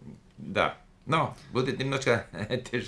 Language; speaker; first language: Russian; non-native, fluent; English